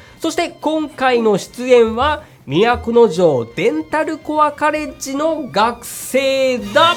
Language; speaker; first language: Japanese; native; Japanese